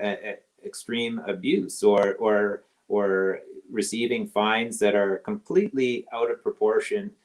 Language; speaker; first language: English; native; English